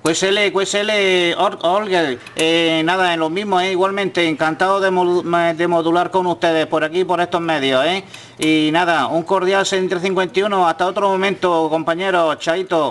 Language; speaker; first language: Spanish; native; Spanish